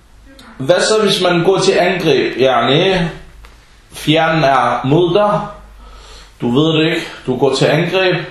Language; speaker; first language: Danish; non-native, fluent; Arabic